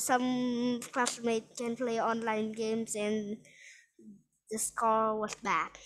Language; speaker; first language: English; non-native, learner; Vietnamese